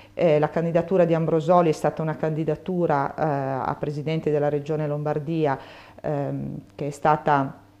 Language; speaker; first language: Italian; native; Italian